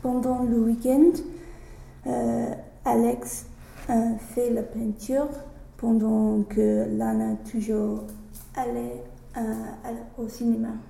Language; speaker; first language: French; non-native, learner; English